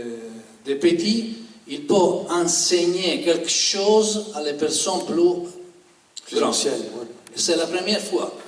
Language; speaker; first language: French; non-native, learner; Italian